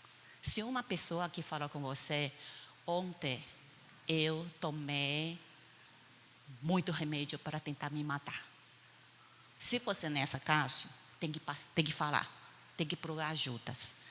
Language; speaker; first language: Portuguese; non-native, fluent; Chinese